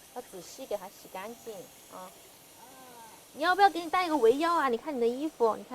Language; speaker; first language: Chinese; native; Chinese